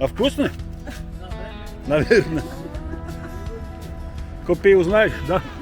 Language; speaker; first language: Russian; non-native, local second language; Lithuanian